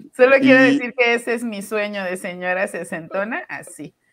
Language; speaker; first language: Spanish; native; Spanish